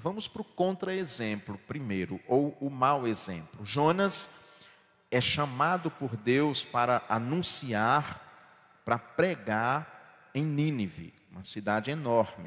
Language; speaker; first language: Portuguese; native; Portuguese